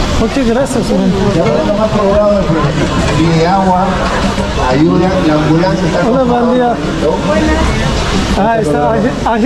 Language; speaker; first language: Spanish; non-native, learner; Turkish